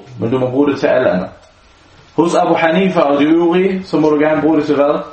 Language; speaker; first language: Danish; non-native, local second language; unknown